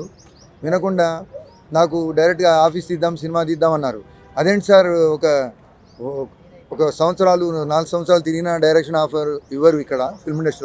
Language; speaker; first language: Telugu; native; Telugu